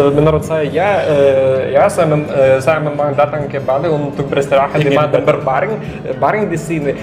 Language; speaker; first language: Indonesian; non-native, learner; Russian